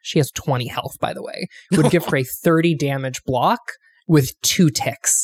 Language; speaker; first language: English; native; English